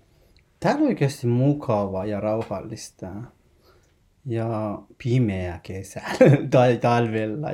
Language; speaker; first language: Finnish; non-native, learner; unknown